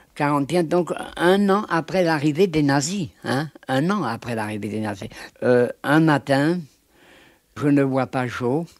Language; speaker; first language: French; native; French